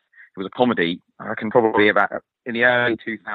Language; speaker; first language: English; native; English